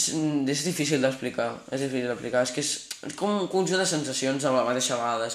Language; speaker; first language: Catalan; non-native, local second language; Spanish